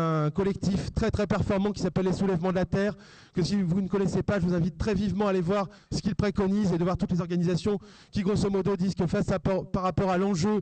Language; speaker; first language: French; native; French